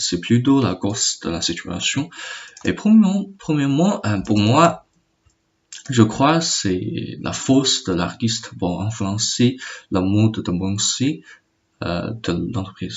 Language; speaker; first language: French; non-native, learner; Chinese